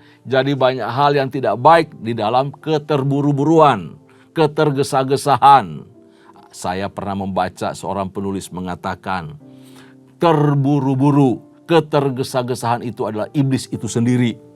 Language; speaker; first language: Indonesian; native; Indonesian